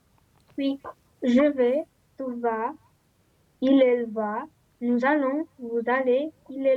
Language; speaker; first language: French; non-native, learner; Romanian